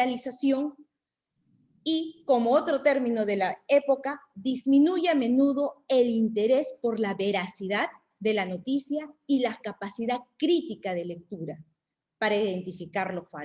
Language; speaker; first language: Spanish; native; Spanish